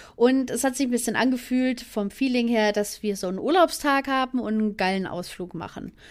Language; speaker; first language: German; native; German